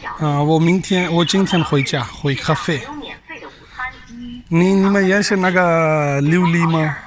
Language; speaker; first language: Chinese; non-native, learner; Punjabi